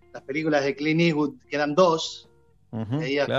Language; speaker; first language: Spanish; native; Spanish